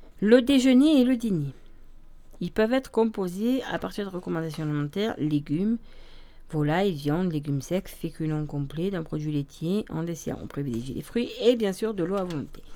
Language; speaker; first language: French; native; French